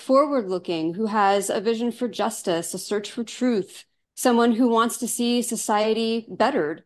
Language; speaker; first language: English; native; English